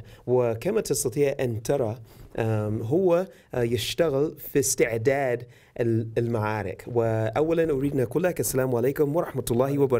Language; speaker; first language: Arabic; non-native, learner; English